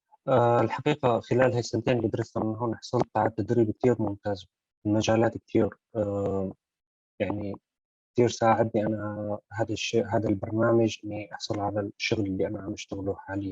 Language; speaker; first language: Arabic; native; Arabic